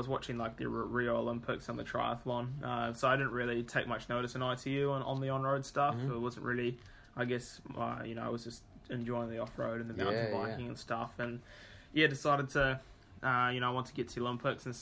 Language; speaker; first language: English; native; English